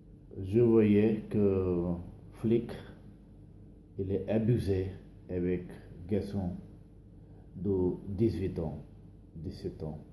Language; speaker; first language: French; non-native, learner; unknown